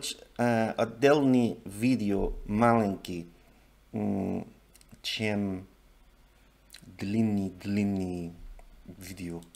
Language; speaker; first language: Russian; non-native, learner; English